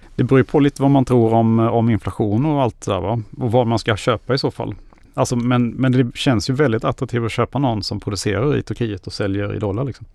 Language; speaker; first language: Swedish; native; Swedish